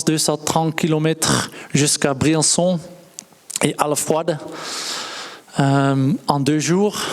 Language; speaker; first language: French; non-native, learner; Dutch